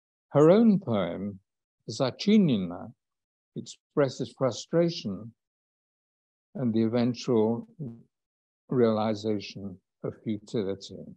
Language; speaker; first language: English; native; English